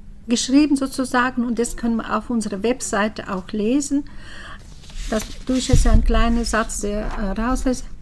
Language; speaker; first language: German; early bilingual, heritage; German